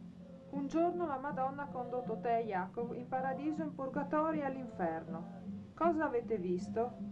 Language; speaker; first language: Italian; native; Italian